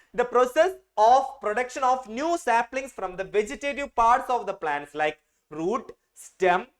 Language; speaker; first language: English; non-native, local second language; Malayalam